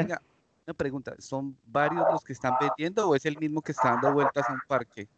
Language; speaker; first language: Spanish; native; Spanish